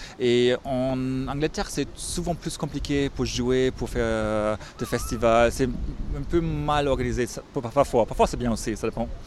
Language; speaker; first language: French; non-native, fluent; German